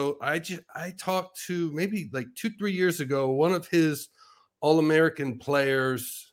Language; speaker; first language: English; native; English